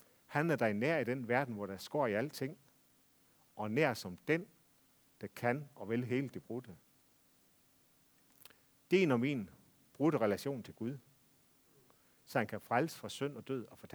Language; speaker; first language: Danish; native; Danish